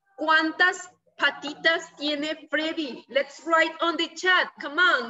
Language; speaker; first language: Spanish; native; Spanish